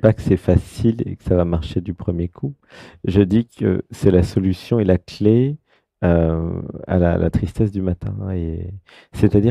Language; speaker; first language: French; native; French